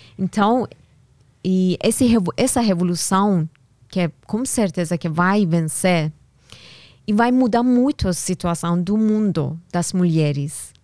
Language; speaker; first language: Portuguese; non-native, learner; Persian